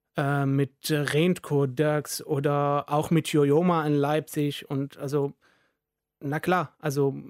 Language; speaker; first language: German; non-native, fluent; Arabic